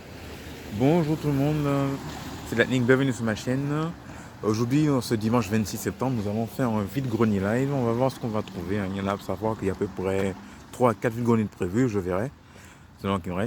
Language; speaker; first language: French; native; French